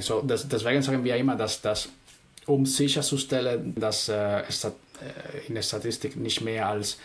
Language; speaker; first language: German; non-native, fluent; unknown